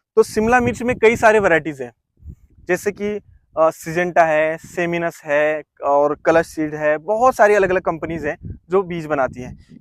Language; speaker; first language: Hindi; non-native, local second language; Marathi